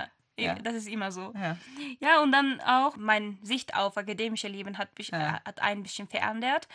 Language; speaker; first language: German; non-native, learner; Turkish